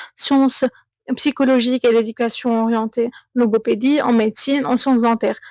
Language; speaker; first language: French; non-native, local second language; Arabic